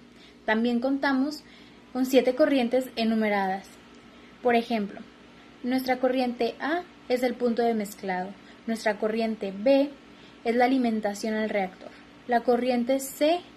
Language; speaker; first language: Spanish; native; Spanish